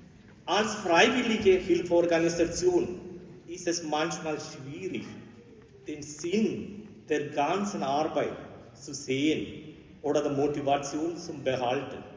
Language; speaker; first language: German; non-native, fluent; Malayalam